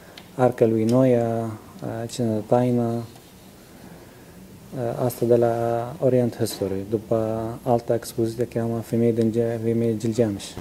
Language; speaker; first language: Romanian; non-native, learner; Arabic